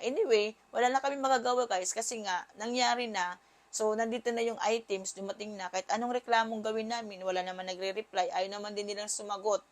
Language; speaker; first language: Filipino; native; Filipino